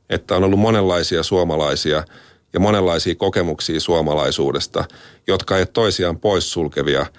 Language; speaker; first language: Finnish; native; Finnish